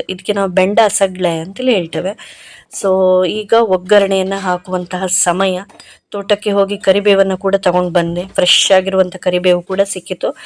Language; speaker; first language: Kannada; non-native, local second language; Konkani